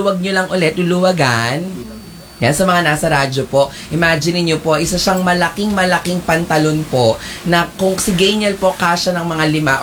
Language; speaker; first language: Filipino; native; Filipino